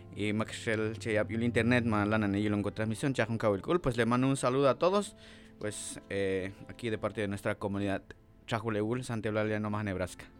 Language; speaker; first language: Spanish; native; Spanish